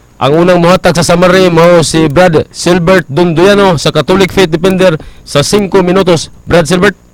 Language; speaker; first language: Cebuano; native; Cebuano